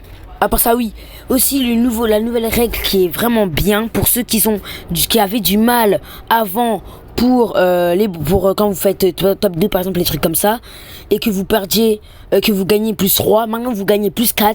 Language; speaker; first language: French; native; French